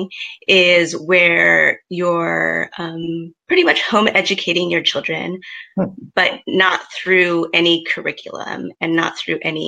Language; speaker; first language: English; native; English